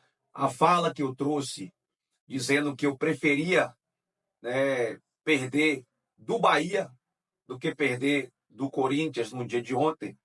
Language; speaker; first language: Portuguese; native; Portuguese